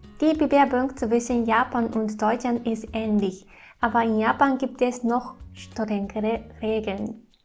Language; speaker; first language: German; non-native, fluent; Japanese